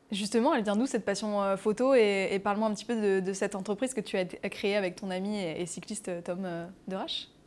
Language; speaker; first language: French; native; French